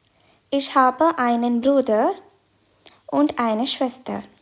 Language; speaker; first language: German; non-native, fluent; Malayalam